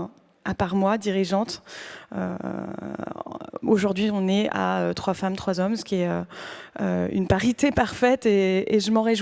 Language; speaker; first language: French; native; French